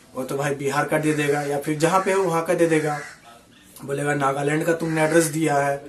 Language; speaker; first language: Hindi; native; Hindi